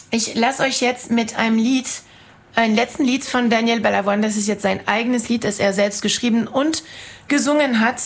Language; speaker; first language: German; non-native, fluent; French